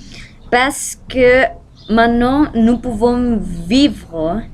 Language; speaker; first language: French; non-native, learner; Spanish